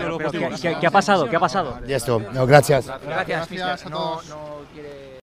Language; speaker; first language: Spanish; non-native, learner; Italian